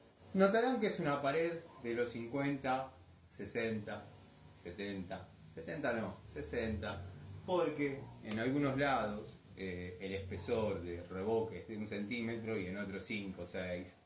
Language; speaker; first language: Spanish; native; Spanish